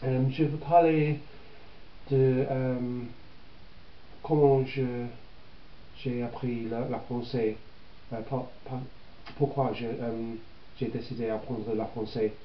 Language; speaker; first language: French; non-native, learner; English